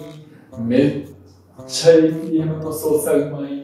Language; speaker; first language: Japanese; early bilingual, other home language; Russian